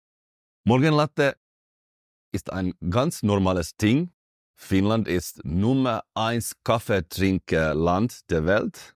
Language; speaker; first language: German; non-native, fluent; Finnish